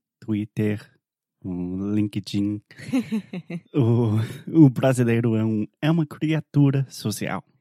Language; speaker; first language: Portuguese; non-native, fluent; English